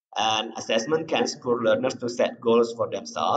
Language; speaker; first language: English; non-native, fluent; Indonesian